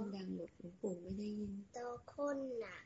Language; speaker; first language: Thai; early bilingual, heritage; Thai